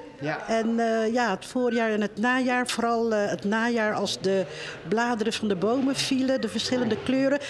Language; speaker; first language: Dutch; early bilingual, other home language; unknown